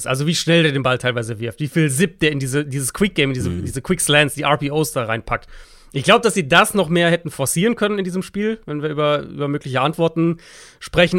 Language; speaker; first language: German; native; German